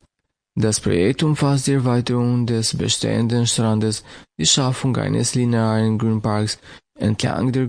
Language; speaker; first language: German; non-native, fluent; Albanian